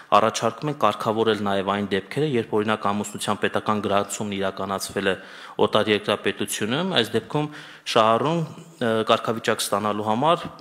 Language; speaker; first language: Armenian; native; Armenian